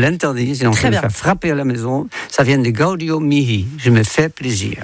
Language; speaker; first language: French; non-native, fluent; Dutch